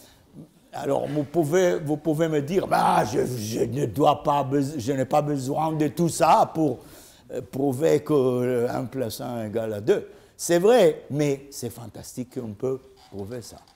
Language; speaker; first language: French; non-native, learner; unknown